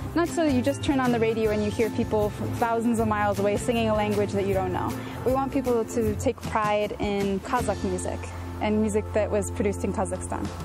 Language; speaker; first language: English; native; English